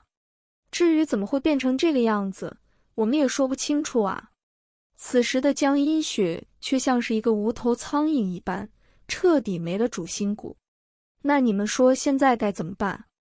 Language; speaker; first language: Chinese; native; Chinese